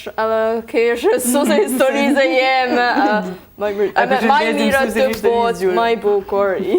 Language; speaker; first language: Albanian; early bilingual, heritage; Albanian